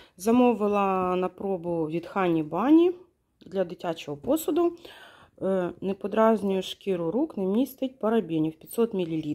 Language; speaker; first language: Ukrainian; non-native, local second language; Russian